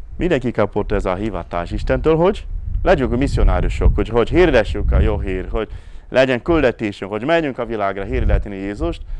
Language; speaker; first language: Hungarian; non-native, fluent; Portuguese